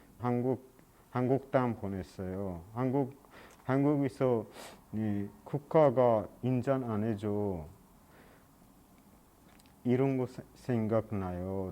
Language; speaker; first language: Korean; non-native, learner; Persian